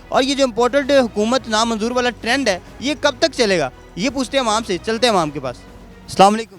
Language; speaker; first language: Urdu; native; Urdu